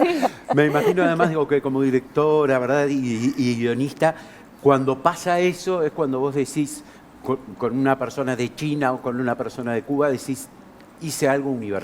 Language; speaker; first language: Spanish; native; Spanish